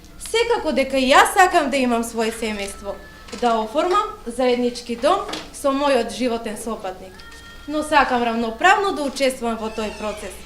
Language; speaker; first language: Macedonian; non-native, local second language; Romany